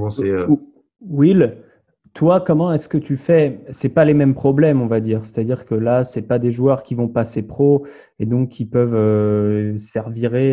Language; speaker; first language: French; native; French